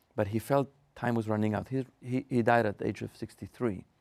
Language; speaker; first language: English; non-native, fluent; Spanish